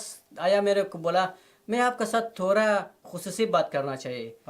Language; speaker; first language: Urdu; non-native, learner; Persian